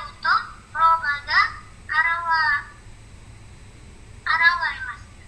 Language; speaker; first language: Japanese; non-native, learner; Indonesian